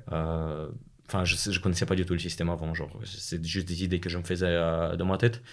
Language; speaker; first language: French; non-native, fluent; Russian